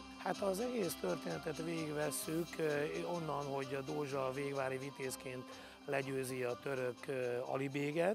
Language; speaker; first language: Hungarian; native; Hungarian